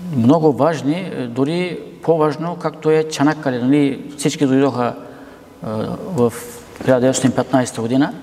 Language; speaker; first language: Bulgarian; non-native, local second language; Turkish